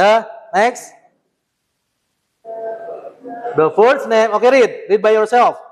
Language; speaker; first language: English; non-native, learner; Indonesian